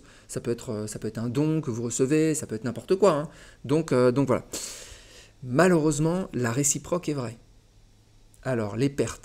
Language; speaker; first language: French; native; French